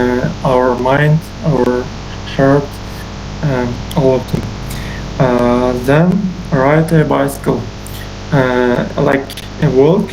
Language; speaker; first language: English; non-native, learner; Uzbek